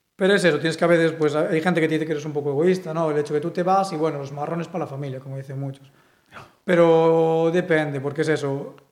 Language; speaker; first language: Spanish; non-native, local second language; Galician